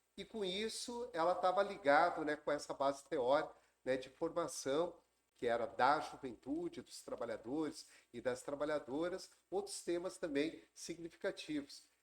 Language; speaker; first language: Portuguese; native; Portuguese